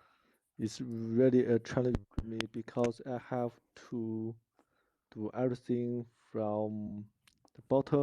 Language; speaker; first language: English; non-native, learner; Chinese